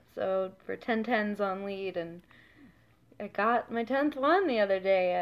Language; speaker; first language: English; native; English